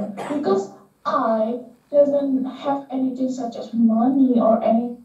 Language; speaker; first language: English; non-native, learner; Indonesian